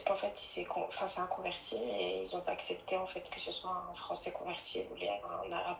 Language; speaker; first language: French; native; French